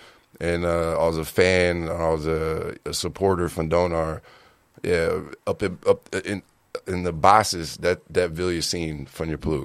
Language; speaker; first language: Dutch; non-native, learner; English